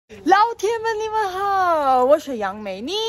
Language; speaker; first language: Chinese; non-native, fluent; Armenian